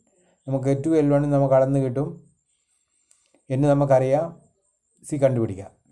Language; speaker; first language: Malayalam; native; Malayalam